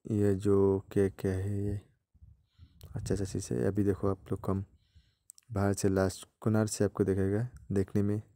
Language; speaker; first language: Hindi; non-native, local second language; Bangla